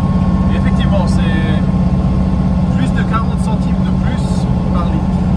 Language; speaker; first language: French; native; French